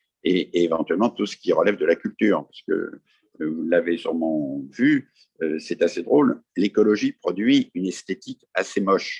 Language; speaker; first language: French; native; French